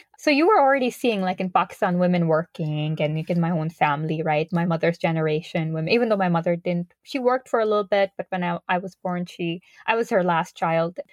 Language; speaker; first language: English; non-native, local second language; Urdu